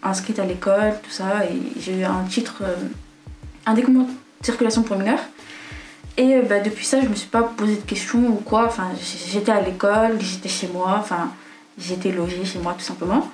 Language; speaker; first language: French; non-native, local second language; Arabic